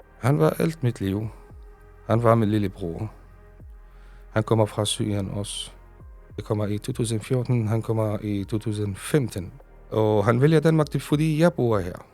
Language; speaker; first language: Danish; non-native, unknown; Arabic